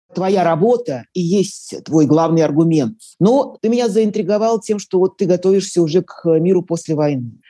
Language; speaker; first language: Russian; native; Russian